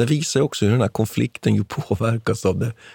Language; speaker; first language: Swedish; native; Swedish